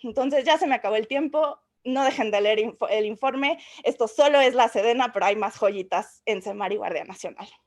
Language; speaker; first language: Spanish; native; Spanish